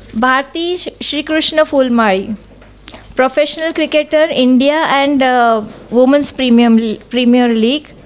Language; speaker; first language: English; non-native, local second language; Marathi